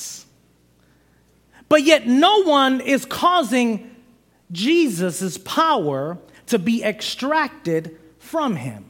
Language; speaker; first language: English; native; English